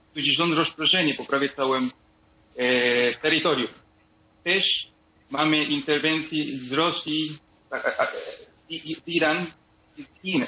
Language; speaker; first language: Polish; non-native, learner; Spanish